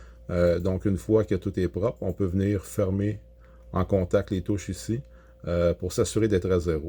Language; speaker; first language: French; native; French